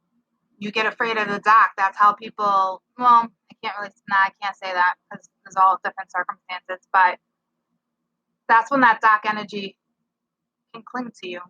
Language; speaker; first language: English; native; English